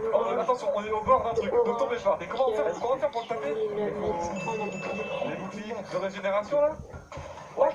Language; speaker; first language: French; native; French